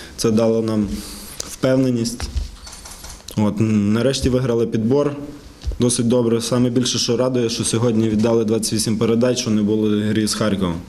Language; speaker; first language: Ukrainian; non-native, local second language; Russian